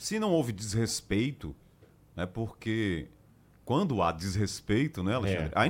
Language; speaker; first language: Portuguese; native; Portuguese